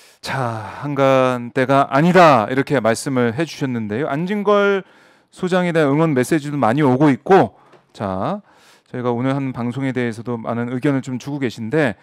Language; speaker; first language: Korean; native; Korean